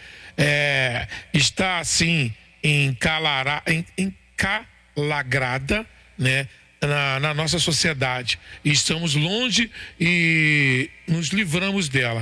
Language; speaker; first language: Portuguese; native; Portuguese